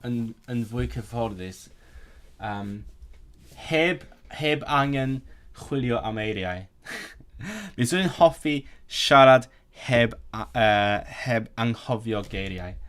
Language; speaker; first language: Welsh; non-native, learner; Cantonese